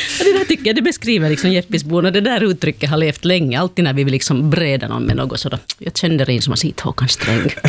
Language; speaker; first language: Swedish; native; Swedish